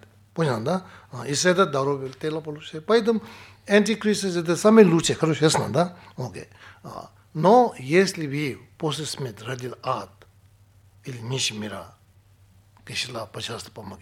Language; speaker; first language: Russian; non-native, learner; Tibetan